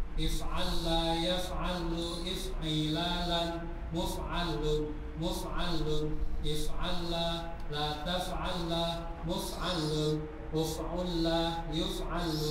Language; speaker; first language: Arabic; non-native, learner; Indonesian